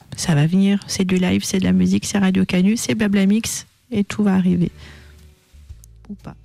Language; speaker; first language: French; native; French